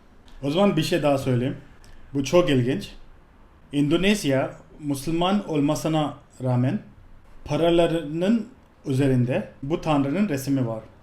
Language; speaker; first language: Turkish; non-native, fluent; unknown